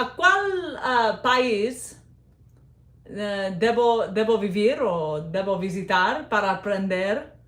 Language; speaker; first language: Spanish; non-native, learner; English